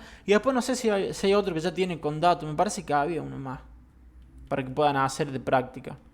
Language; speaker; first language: Spanish; native; Spanish